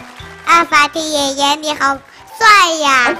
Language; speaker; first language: Chinese; native; Chinese